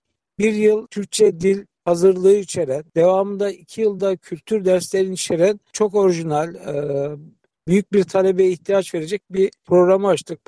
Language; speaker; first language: Turkish; native; Turkish